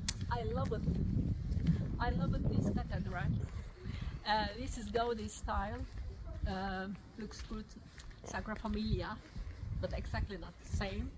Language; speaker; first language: English; non-native, learner; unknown